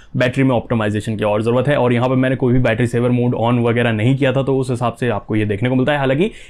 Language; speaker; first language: Hindi; native; Hindi